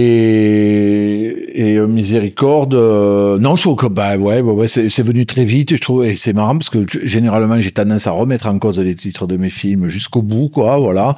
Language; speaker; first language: French; native; French